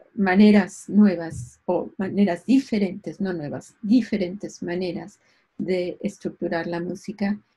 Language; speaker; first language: Spanish; native; Spanish